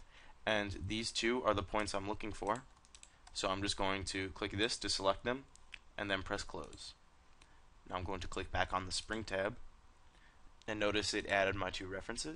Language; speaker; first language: English; native; English